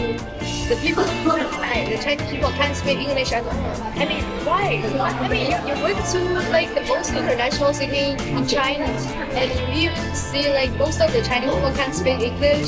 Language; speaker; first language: English; non-native, learner; Chinese